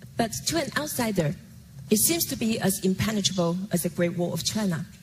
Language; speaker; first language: English; non-native, fluent; Chinese